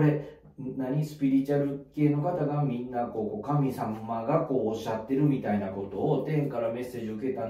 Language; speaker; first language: Japanese; native; Japanese